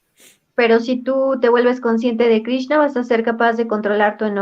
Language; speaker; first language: Spanish; native; Spanish